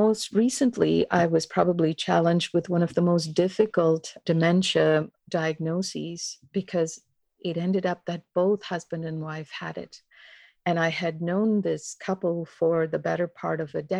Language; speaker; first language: English; non-native, local second language; Tamil